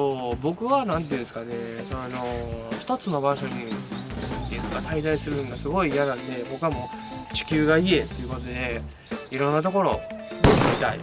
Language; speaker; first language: Japanese; native; Japanese